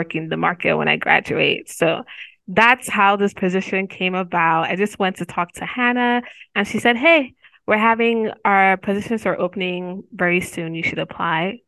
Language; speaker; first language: English; non-native, local second language; Yoruba